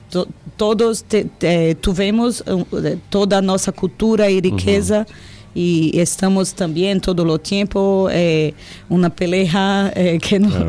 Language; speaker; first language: Spanish; non-native, learner; Portuguese